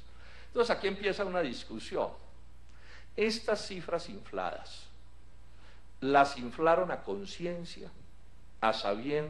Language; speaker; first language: Spanish; native; Spanish